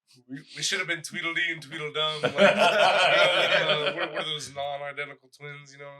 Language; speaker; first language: English; native; English